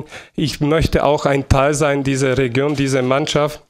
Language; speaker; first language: German; non-native, fluent; Bulgarian